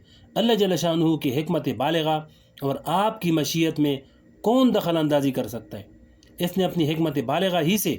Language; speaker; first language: Urdu; native; Urdu